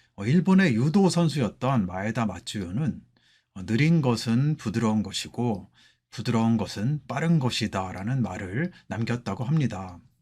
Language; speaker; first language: Korean; native; Korean